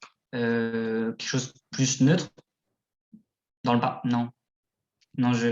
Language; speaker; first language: French; native; French